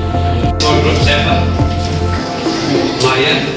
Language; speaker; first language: English; non-native, fluent; Indonesian